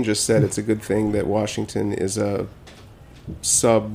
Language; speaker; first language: English; native; English